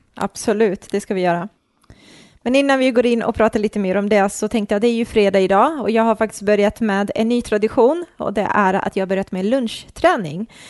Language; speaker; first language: Swedish; early bilingual, other home language; Croatian